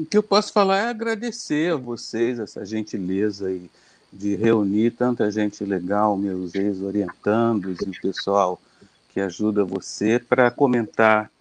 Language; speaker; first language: Portuguese; native; Portuguese